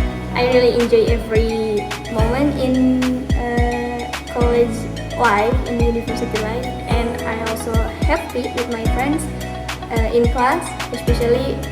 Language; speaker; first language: English; non-native, learner; Indonesian